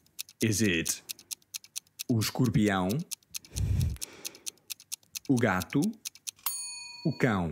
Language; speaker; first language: Portuguese; non-native, fluent; English